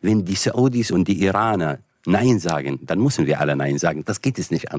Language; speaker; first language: German; non-native, fluent; Arabic